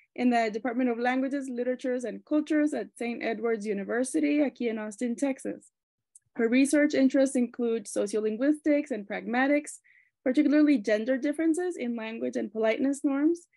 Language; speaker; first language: English; early bilingual, other home language; Spanish